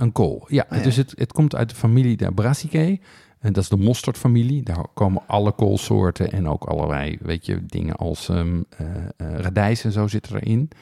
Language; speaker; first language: Dutch; native; Dutch